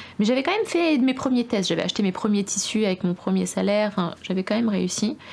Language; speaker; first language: French; early bilingual, other home language; Russian